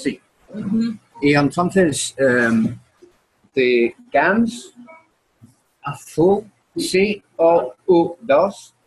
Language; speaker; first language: Spanish; non-native, learner; English